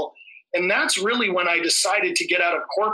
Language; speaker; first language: English; native; English